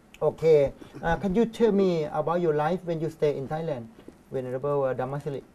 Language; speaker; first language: English; non-native, learner; Thai